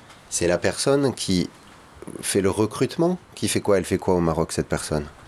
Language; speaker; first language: French; native; French